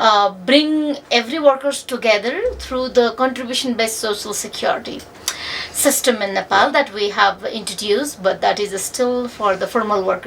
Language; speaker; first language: English; non-native, fluent; Nepali